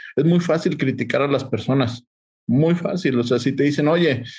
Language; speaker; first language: Spanish; native; Spanish